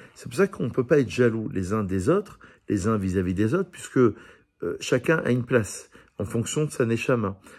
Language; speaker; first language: French; native; French